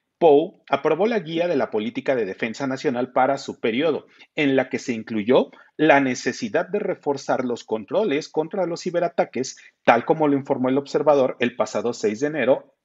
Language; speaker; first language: Spanish; native; Spanish